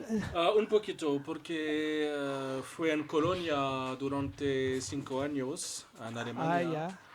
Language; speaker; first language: Spanish; non-native, learner; French